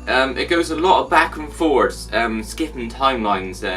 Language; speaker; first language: English; native; English